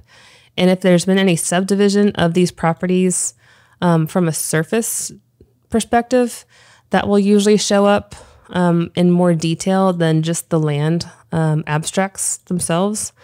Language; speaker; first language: English; native; English